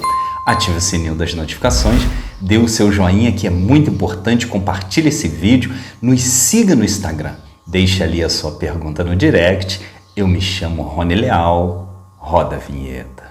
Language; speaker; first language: Portuguese; native; Portuguese